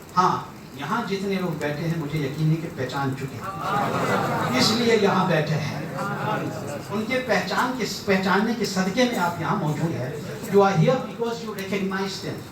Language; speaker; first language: Urdu; non-native, fluent; English